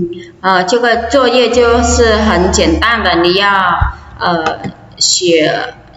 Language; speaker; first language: Chinese; non-native, fluent; Khmer